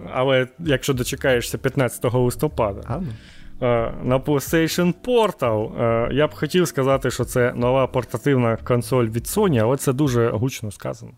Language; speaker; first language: Ukrainian; native; Ukrainian